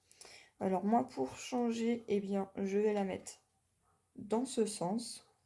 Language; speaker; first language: French; native; French